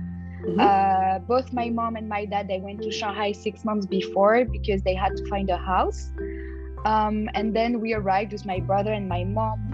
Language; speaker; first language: English; non-native, fluent; French